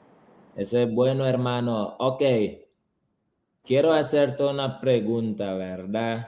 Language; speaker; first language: Spanish; early bilingual, heritage; Spanish